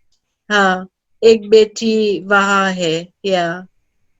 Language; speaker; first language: Hindi; early bilingual, heritage; Hindi